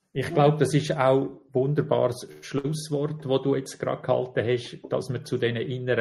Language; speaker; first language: German; native; German